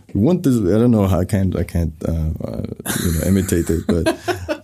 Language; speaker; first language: English; non-native, fluent; Persian